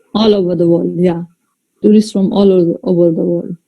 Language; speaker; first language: English; non-native, local second language; Nepali